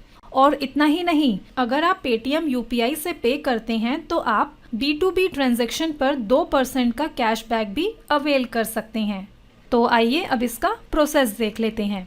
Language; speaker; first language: Hindi; native; Hindi